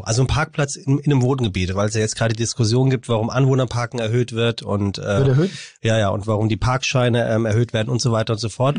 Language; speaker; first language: German; native; German